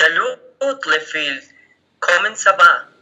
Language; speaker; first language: French; non-native, learner; Spanish